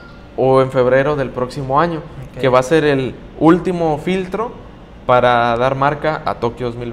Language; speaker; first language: Spanish; native; Spanish